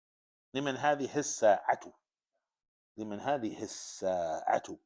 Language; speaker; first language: Arabic; non-native, fluent; English